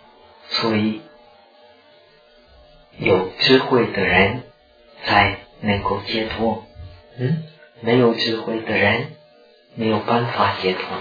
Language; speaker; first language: Chinese; non-native, fluent; Czech